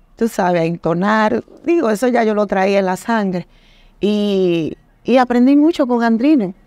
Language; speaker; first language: Spanish; native; Spanish